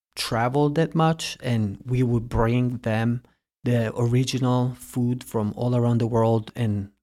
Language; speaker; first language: English; early bilingual, heritage; Italian